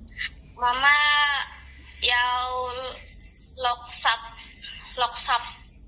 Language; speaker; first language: Cantonese; non-native, learner; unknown